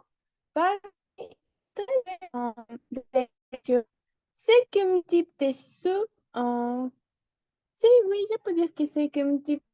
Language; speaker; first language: French; non-native, learner; Spanish